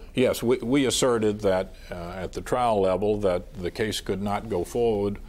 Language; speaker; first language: English; native; English